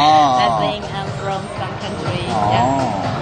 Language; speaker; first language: English; non-native, learner; Vietnamese